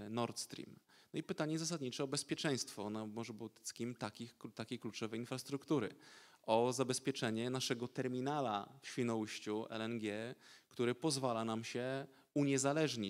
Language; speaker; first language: Polish; native; Polish